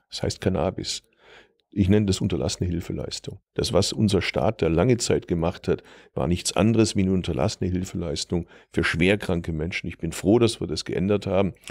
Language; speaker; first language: German; early bilingual, other home language; Turkish